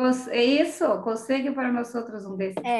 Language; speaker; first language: Spanish; non-native, learner; Portuguese